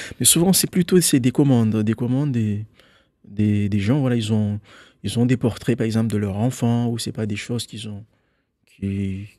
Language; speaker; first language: French; non-native, local second language; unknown